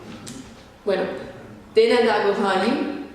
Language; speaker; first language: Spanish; non-native, fluent; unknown